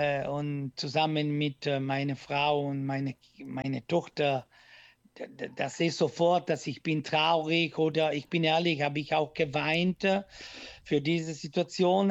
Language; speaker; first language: German; non-native, learner; Italian